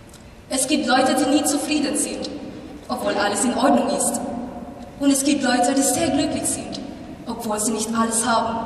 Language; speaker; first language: German; non-native, fluent; Filipino